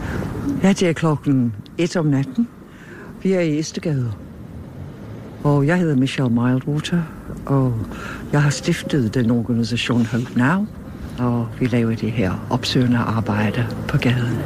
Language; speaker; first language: Danish; non-native, fluent; English